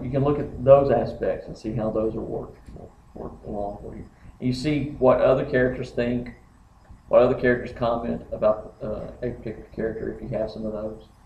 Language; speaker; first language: English; native; English